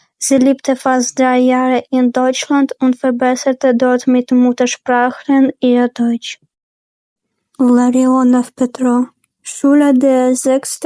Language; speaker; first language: German; non-native, fluent; Ukrainian